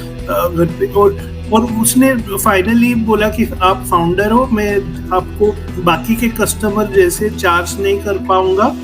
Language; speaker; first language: Hindi; native; Hindi